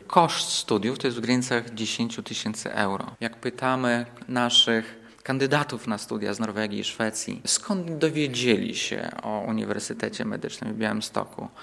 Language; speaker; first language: Polish; native; Polish